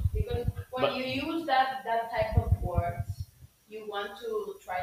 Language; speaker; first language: English; non-native, learner; Spanish